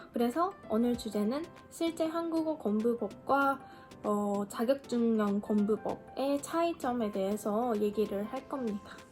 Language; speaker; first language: Korean; non-native, fluent; Japanese